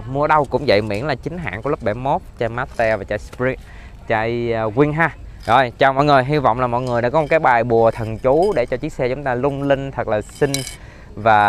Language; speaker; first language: Vietnamese; native; Vietnamese